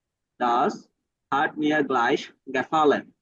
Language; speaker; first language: German; non-native, learner; Bangla